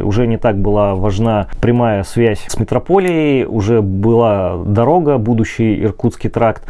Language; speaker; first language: Russian; native; Russian